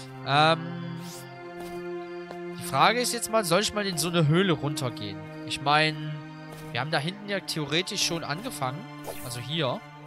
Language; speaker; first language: German; native; German